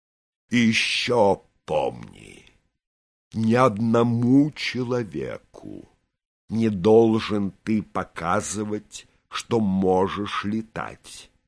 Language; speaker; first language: Russian; native; Russian